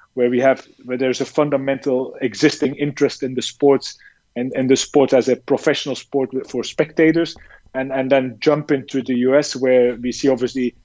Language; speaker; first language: English; non-native, fluent; Dutch